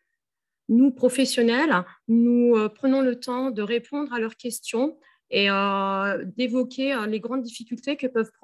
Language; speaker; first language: French; native; French